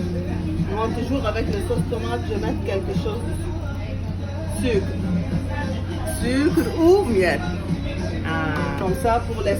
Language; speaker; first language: French; non-native, local second language; Arabic